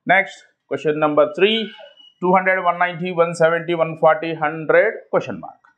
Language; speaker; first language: English; non-native, local second language; Telugu